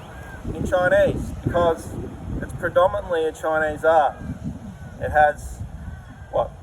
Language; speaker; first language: English; native; English